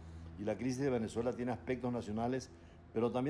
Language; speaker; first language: Spanish; native; Spanish